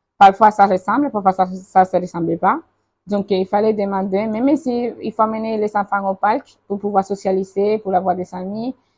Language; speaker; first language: French; non-native, fluent; Spanish